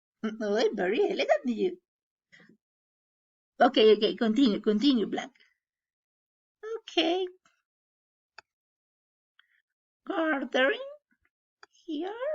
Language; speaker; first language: English; non-native, learner; Spanish